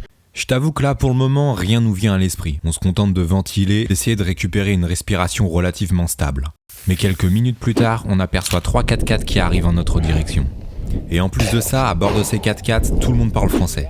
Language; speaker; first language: French; native; French